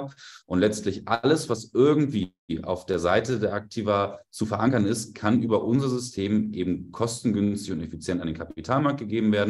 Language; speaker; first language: German; native; German